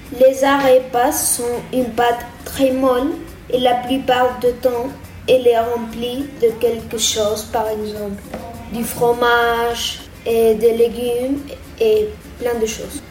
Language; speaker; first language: French; non-native, learner; Spanish